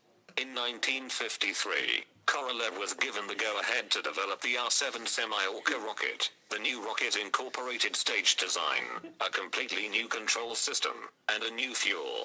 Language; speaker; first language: English; native; English